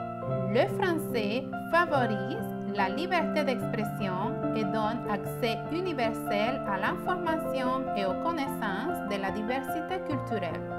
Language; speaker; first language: French; non-native, fluent; Spanish